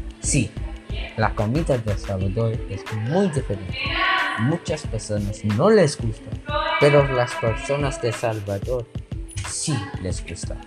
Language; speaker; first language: Spanish; non-native, learner; English